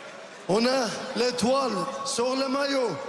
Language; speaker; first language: French; non-native, learner; Arabic